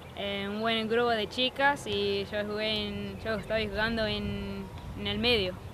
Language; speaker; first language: Spanish; non-native, fluent; English